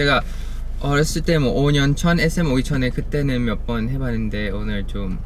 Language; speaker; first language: Korean; non-native, fluent; Thai